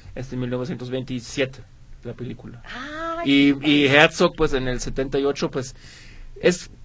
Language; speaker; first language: Spanish; non-native, fluent; German